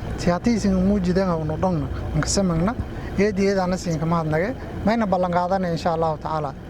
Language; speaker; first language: Somali; non-native, local second language; Maay